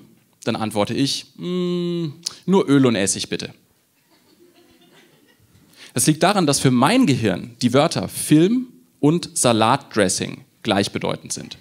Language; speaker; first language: German; native; German